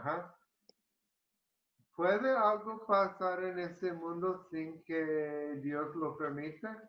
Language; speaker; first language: Spanish; early bilingual, heritage; Spanish